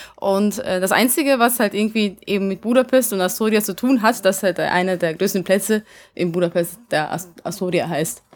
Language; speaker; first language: German; early bilingual, other home language; Hungarian